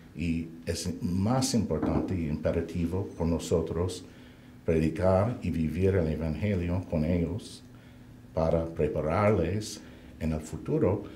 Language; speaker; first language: Spanish; non-native, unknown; English